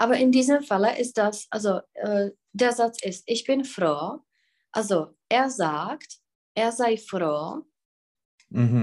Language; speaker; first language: German; non-native, fluent; Czech